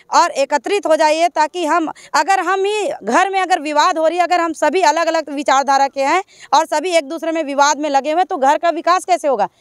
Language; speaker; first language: Hindi; native; Hindi